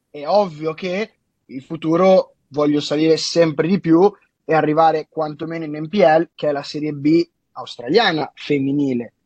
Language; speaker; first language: Italian; native; Italian